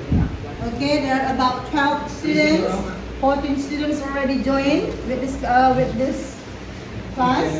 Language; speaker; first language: English; non-native, fluent; Indonesian